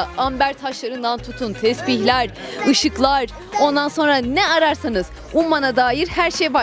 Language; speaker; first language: Turkish; native; Turkish